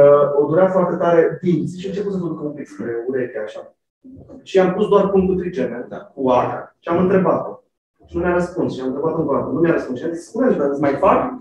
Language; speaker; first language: Romanian; native; Romanian